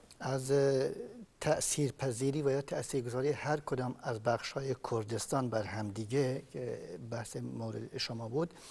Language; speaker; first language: Persian; non-native, local second language; Kurdish